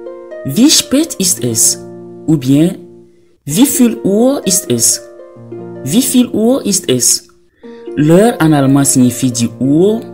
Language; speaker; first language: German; non-native, fluent; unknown